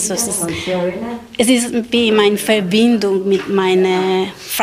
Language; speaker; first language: German; non-native, learner; Spanish